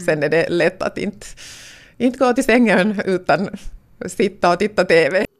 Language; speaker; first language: Swedish; non-native, local second language; Finnish